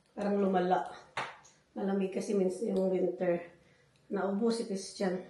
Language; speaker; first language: Filipino; non-native, local second language; Hiligaynon